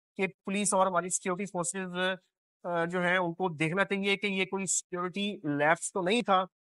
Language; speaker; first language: Urdu; non-native, local second language; Punjabi